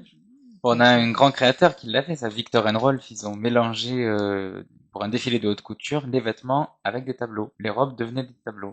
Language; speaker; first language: French; native; French